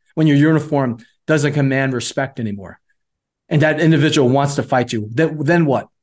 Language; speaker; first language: English; native; English